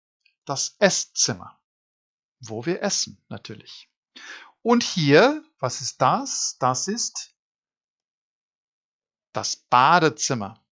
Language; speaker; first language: German; non-native, fluent; English